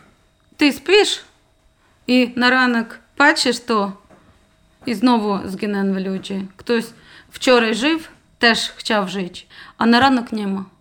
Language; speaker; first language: Polish; non-native, learner; Ukrainian